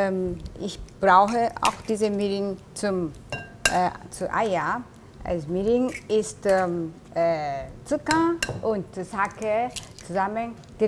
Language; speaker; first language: German; non-native, learner; Japanese